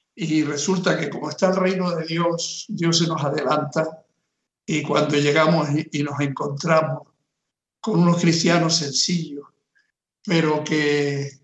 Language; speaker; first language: Spanish; native; Spanish